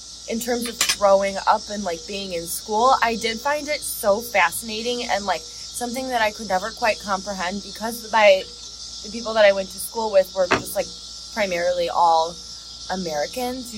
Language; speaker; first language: English; early bilingual, other home language; Serbian